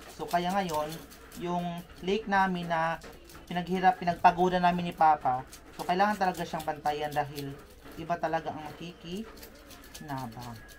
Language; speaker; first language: Filipino; non-native, local second language; Cebuano